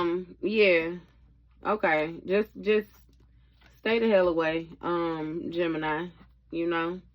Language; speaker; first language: English; native; English